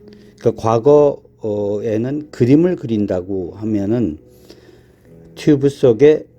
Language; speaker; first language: Korean; native; Korean